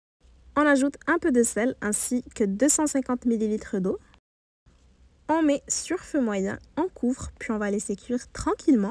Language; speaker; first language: French; native; French